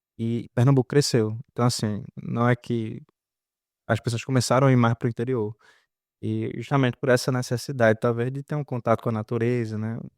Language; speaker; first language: Portuguese; native; Portuguese